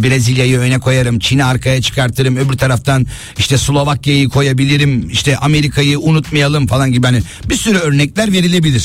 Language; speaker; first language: Turkish; native; Turkish